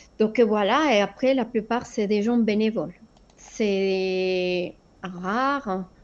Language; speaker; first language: French; non-native, fluent; Spanish